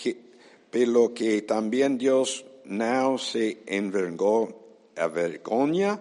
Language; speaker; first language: Portuguese; non-native, fluent; Spanish